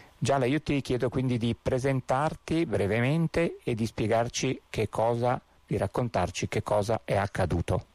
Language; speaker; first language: Italian; native; Italian